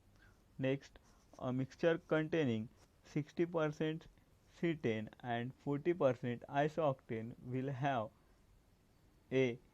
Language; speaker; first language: English; non-native, local second language; Marathi